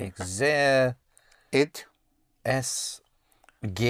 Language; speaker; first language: German; non-native, learner; English